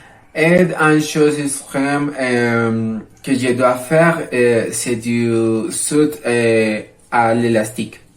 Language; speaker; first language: French; non-native, learner; Spanish